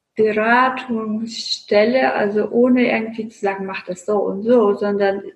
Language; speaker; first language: German; non-native, fluent; Russian